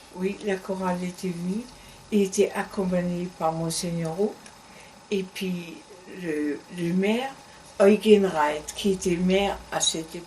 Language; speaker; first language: French; non-native, learner; German